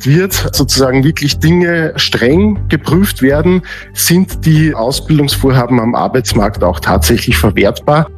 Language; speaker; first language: German; native; German